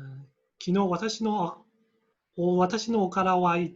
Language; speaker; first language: Japanese; non-native, learner; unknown